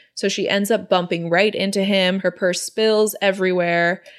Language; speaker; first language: English; native; English